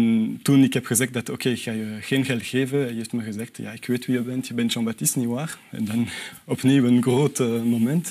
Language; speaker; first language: Dutch; non-native, local second language; French